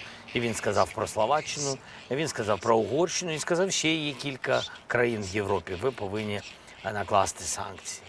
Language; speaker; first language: Ukrainian; non-native, local second language; Russian